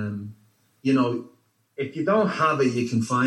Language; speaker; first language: English; native; English